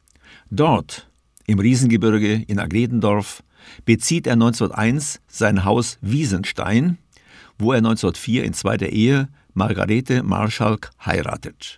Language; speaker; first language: German; native; German